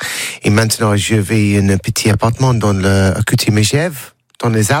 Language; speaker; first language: French; non-native, learner; English